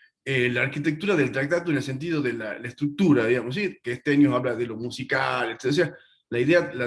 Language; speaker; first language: Spanish; native; Spanish